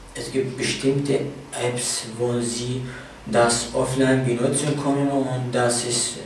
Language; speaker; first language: German; non-native, fluent; Kurdish